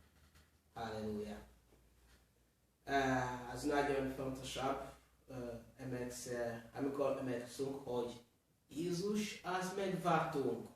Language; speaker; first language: Hungarian; non-native, learner; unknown